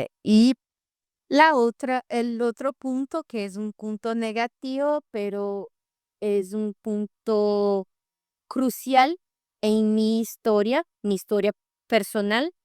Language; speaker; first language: Spanish; non-native, fluent; Portuguese